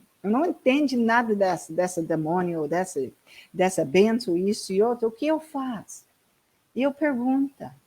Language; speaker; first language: Portuguese; non-native, learner; English